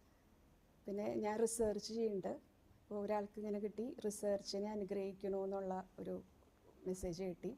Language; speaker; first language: Malayalam; native; Malayalam